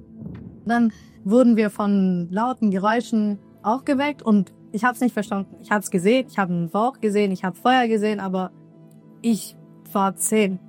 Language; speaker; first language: German; early bilingual, other home language; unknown